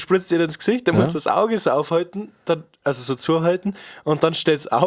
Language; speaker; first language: German; native; German